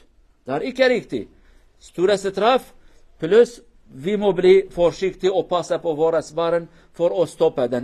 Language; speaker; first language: Norwegian; non-native, fluent; Kurdish